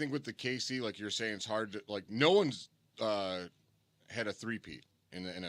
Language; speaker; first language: English; native; English